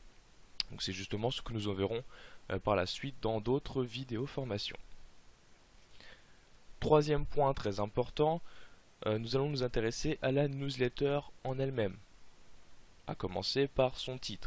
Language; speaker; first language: French; native; French